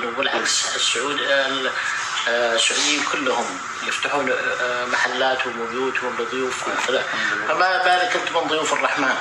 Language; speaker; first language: Arabic; native; Arabic